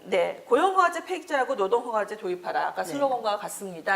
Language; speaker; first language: Korean; native; Korean